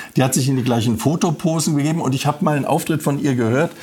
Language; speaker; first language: German; native; German